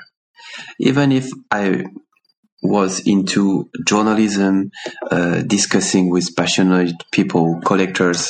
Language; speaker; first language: English; non-native, fluent; French